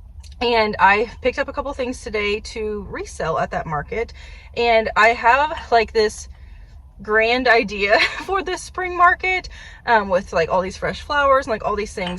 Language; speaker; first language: English; native; English